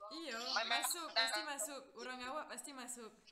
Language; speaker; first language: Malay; non-native, fluent; French